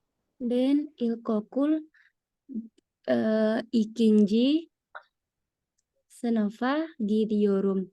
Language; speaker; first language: Turkish; non-native, learner; Indonesian